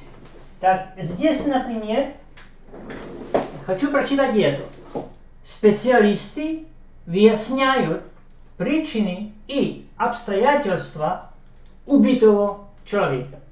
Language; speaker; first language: Russian; non-native, fluent; Slovak